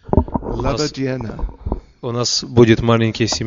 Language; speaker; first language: Russian; native; Russian